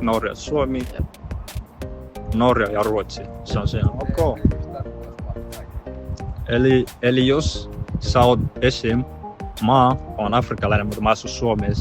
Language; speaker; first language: Finnish; non-native, learner; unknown